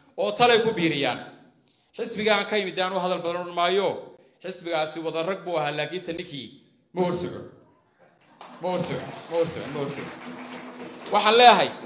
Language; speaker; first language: Somali; native; Somali